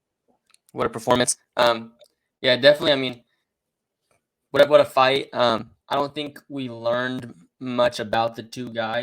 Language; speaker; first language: English; native; English